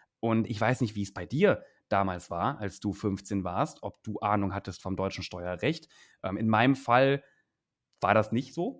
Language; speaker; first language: German; native; German